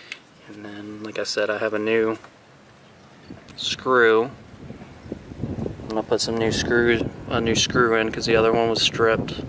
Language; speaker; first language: English; native; English